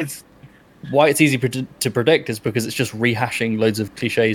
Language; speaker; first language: English; native; English